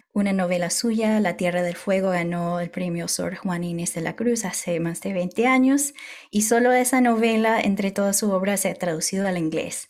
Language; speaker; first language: Spanish; non-native, fluent; English